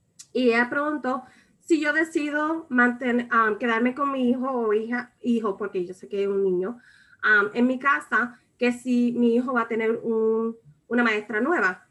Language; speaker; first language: Spanish; early bilingual, other home language; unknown